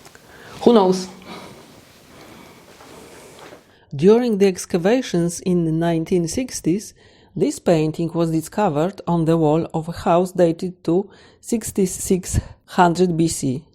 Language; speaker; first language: English; non-native, fluent; Polish